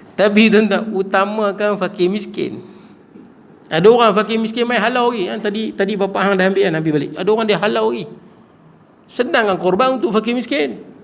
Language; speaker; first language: Malay; native; Malay